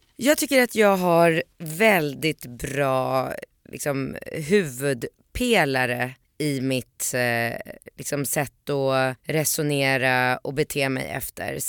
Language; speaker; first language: Swedish; early bilingual, other home language; Polish